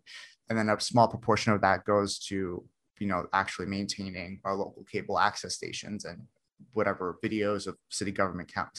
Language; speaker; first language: English; native; English